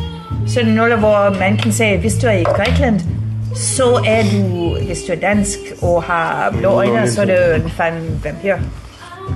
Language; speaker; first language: Danish; non-native, learner; English